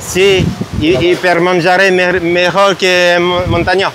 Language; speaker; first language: Italian; non-native, learner; French